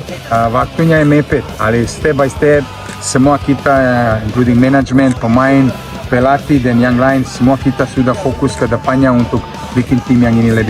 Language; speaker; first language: Indonesian; non-native, learner; Serbian